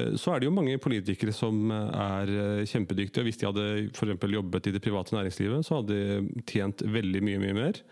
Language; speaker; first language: Norwegian; early bilingual, other home language; Urdu